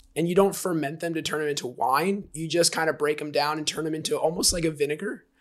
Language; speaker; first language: English; native; English